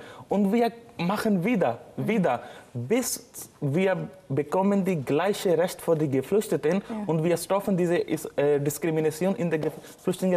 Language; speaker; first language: German; non-native, learner; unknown